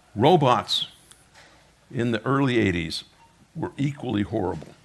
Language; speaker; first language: English; native; English